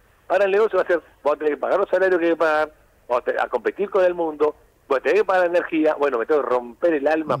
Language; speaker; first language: Spanish; native; Spanish